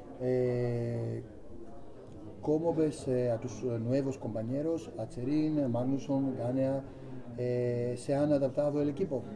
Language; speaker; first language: Spanish; non-native, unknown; Greek